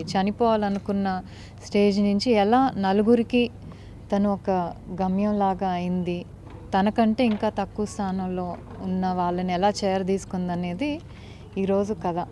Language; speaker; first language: Telugu; native; Telugu